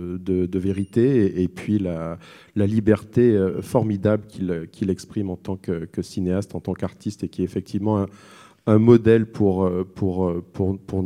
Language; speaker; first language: French; native; French